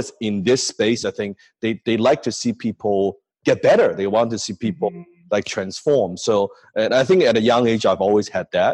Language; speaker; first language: English; non-native, local second language; Cantonese